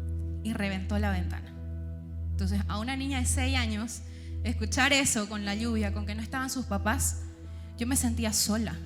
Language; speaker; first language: Spanish; native; Spanish